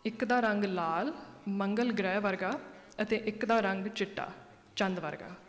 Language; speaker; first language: Punjabi; early bilingual, heritage; Punjabi